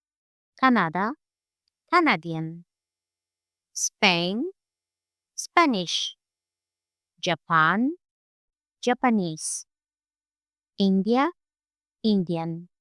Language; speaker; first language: English; non-native, fluent; Polish